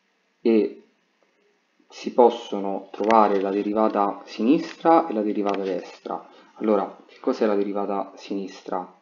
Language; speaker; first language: Italian; native; Italian